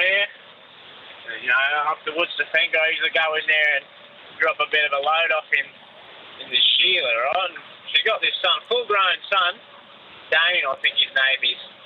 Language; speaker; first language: English; native; English